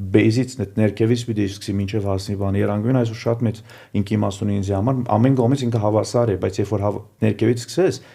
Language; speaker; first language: Armenian; early bilingual, heritage; Armenian